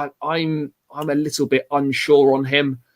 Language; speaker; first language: English; native; English